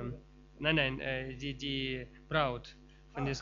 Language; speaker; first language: German; non-native, fluent; Russian